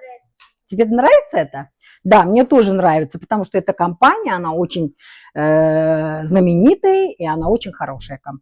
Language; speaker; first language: Russian; non-native, local second language; Uzbek